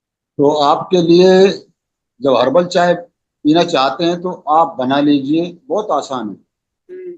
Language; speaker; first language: Hindi; native; Hindi